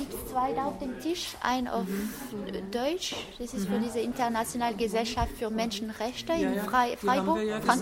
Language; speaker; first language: German; non-native, fluent; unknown